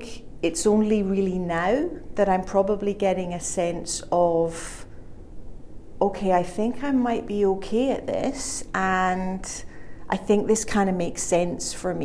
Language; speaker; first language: English; native; English